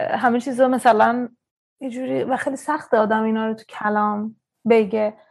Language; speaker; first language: Persian; early bilingual, heritage; Persian